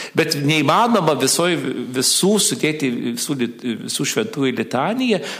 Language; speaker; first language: Lithuanian; native; Lithuanian